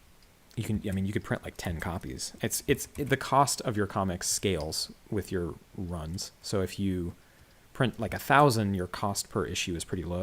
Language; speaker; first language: English; native; English